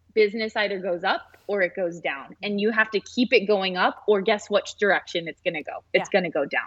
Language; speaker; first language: English; early bilingual, other home language; Spanish